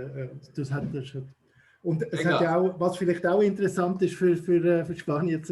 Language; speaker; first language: German; native; German